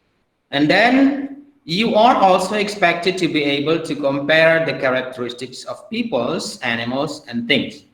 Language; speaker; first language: English; non-native, fluent; Indonesian